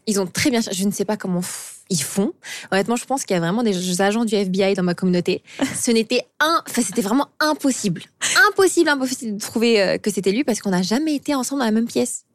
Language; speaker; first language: French; early bilingual, other home language; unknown